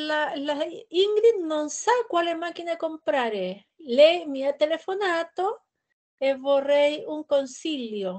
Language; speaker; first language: Italian; non-native, learner; Spanish